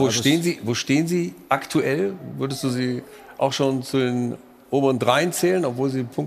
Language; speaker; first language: German; native; German